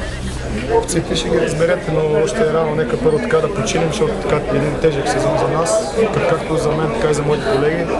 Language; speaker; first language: Bulgarian; native; Bulgarian